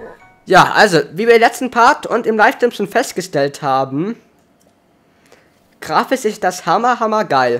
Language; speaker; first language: German; native; German